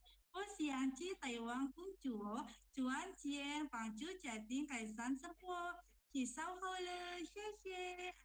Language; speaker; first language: Chinese; non-native, learner; Indonesian